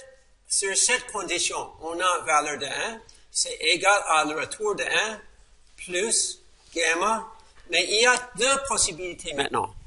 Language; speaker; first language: French; non-native, fluent; English